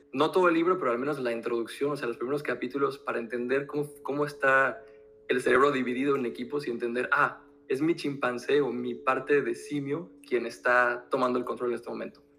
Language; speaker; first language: Spanish; native; Spanish